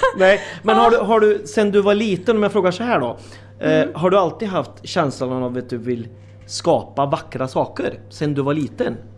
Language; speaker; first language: Swedish; native; Swedish